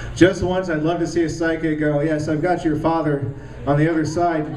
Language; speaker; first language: English; native; English